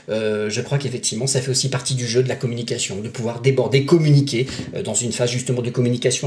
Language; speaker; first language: French; native; French